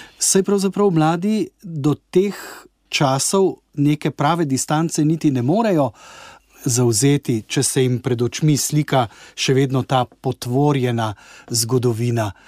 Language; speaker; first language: Slovenian; native; Slovenian